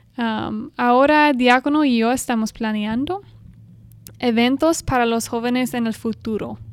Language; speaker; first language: Spanish; non-native, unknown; English